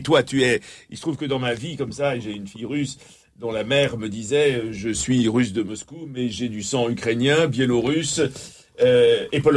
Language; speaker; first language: French; native; French